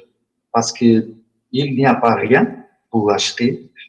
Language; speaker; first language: French; non-native, learner; Portuguese